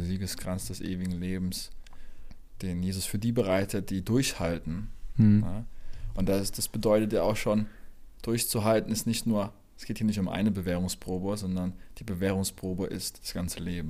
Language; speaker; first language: German; native; German